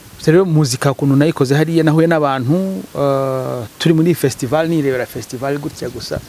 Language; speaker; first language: Kinyarwanda; early bilingual, heritage; Kinyarwanda